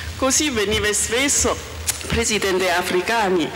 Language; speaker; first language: Italian; non-native, learner; Chinese